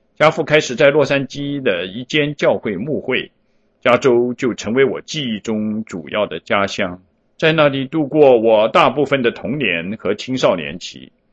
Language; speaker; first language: Chinese; early bilingual, heritage; Chinese